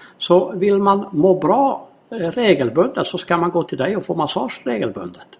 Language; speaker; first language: Swedish; native; Swedish